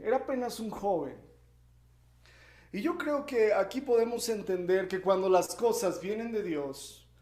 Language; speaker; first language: Spanish; native; Spanish